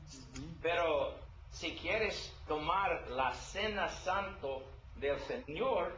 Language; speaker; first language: Spanish; non-native, learner; English